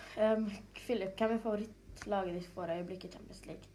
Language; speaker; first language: Norwegian; native; Norwegian